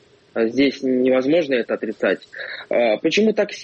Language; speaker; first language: Russian; native; Russian